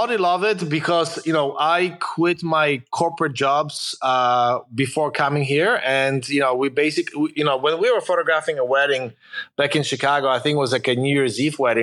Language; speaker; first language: English; non-native, fluent; Polish